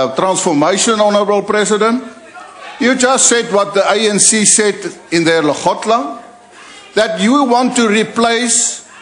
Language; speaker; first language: English; non-native, local second language; Afrikaans